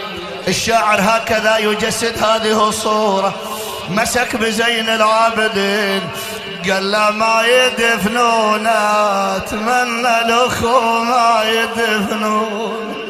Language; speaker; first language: Arabic; native; Arabic